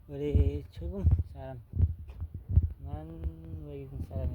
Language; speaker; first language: Korean; non-native, learner; Nepali